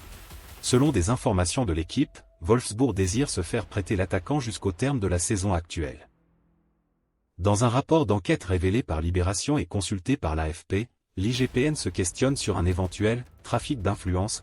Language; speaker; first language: French; native; French